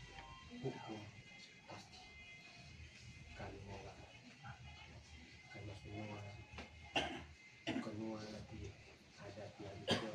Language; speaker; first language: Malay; non-native, local second language; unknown